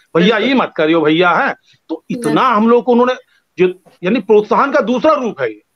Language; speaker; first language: Hindi; non-native, local second language; Bangla